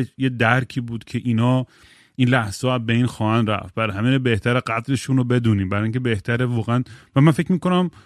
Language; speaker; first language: Persian; early bilingual, heritage; Persian